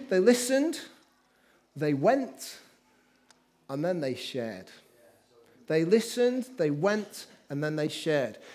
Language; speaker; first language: English; native; English